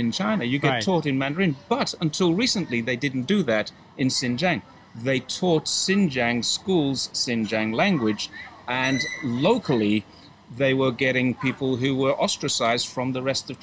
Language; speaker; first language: English; native; English